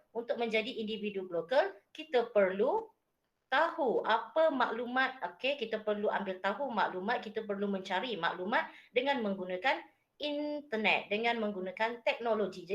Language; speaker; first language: Malay; native; Malay